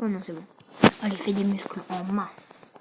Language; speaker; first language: French; native; French